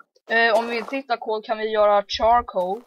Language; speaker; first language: Swedish; early bilingual, heritage; Swedish